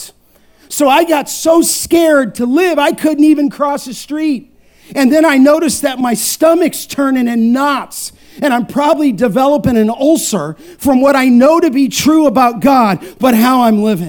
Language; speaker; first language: English; native; English